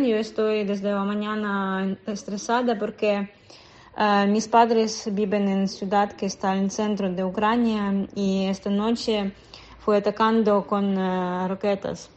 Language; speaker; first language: Spanish; non-native, learner; Russian